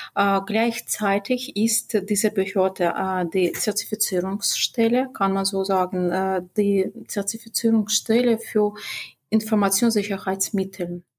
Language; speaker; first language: German; non-native, fluent; Russian